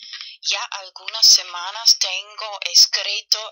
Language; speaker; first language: Spanish; non-native, fluent; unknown